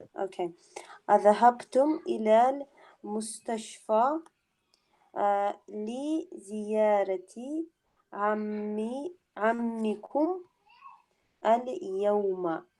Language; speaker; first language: Arabic; non-native, learner; English